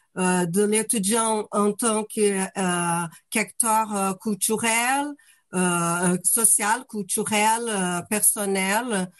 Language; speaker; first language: French; non-native, fluent; Portuguese